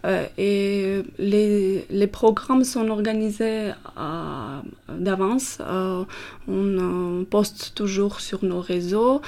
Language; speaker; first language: French; non-native, fluent; Armenian